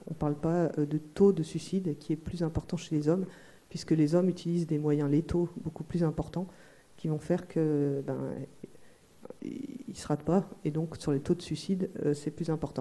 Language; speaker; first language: French; native; French